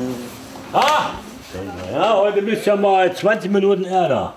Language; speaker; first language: German; native; German